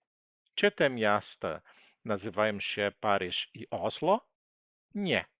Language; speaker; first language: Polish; non-native, learner; Portuguese